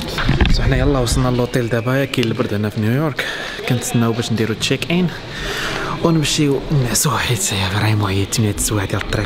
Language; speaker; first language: Arabic; native; Arabic